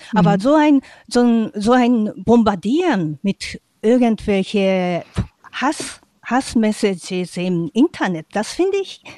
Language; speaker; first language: German; non-native, fluent; Japanese